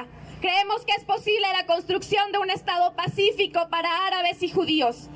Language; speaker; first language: Spanish; native; Spanish